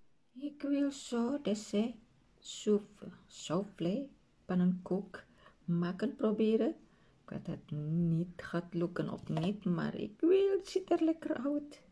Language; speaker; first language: Dutch; non-native, learner; Indonesian